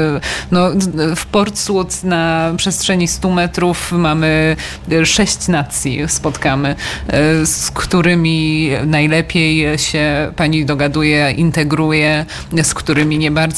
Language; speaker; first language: Polish; native; Polish